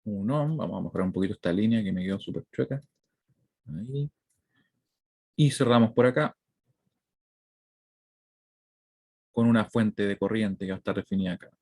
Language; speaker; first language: Spanish; native; Spanish